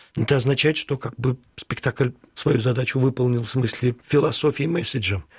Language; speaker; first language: Russian; early bilingual, other home language; Armenian